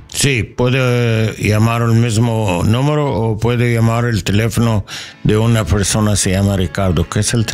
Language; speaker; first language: Spanish; non-native, learner; English